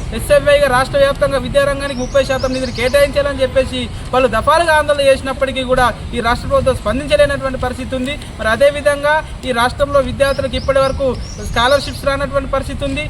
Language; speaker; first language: Telugu; native; Telugu